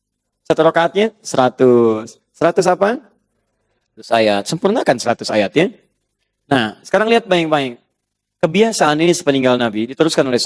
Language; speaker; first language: Indonesian; native; Indonesian